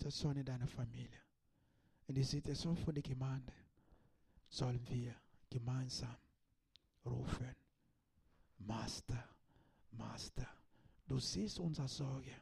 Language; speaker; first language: German; non-native, learner; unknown